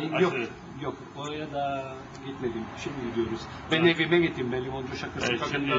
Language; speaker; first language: Turkish; non-native, local second language; Ladino